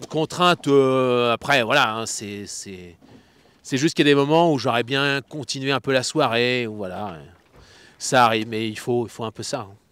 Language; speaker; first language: French; native; French